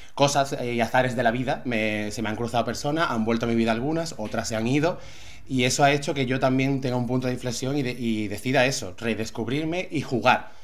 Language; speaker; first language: Spanish; native; Spanish